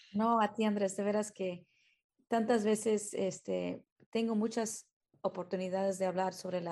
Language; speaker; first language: Spanish; early bilingual, heritage; Spanish